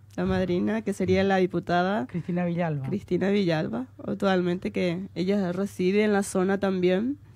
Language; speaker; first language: Spanish; native; Spanish